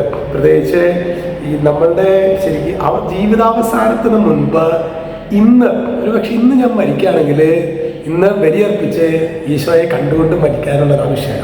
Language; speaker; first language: Malayalam; native; Malayalam